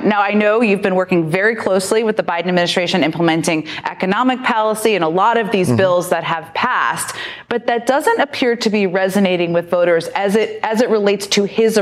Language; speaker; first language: English; native; English